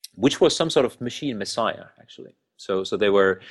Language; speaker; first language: English; non-native, fluent; Finnish